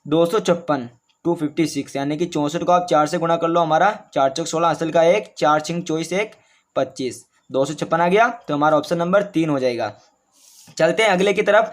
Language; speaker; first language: Hindi; native; Hindi